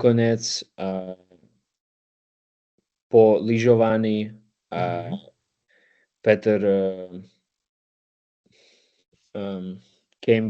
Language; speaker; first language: Czech; non-native, learner; English